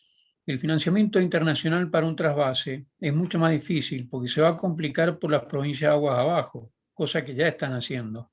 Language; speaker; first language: Spanish; native; Spanish